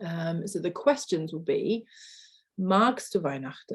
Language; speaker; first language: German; non-native, fluent; English